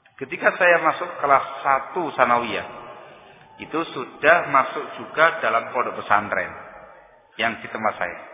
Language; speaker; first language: Indonesian; non-native, local second language; Javanese